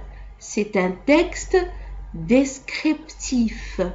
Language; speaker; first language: French; non-native, local second language; Arabic